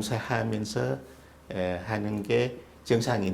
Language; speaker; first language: Korean; non-native, fluent; Vietnamese